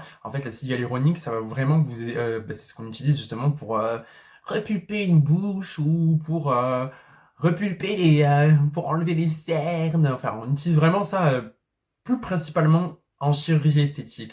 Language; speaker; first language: French; native; French